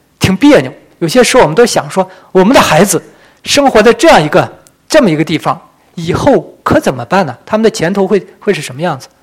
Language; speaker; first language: Chinese; native; Chinese